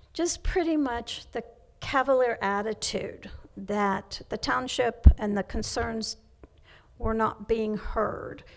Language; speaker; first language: English; native; English